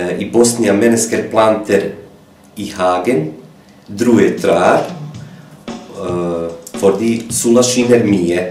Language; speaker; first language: Norwegian; non-native, learner; Bosnian